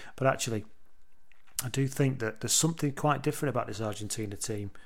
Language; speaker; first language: English; native; English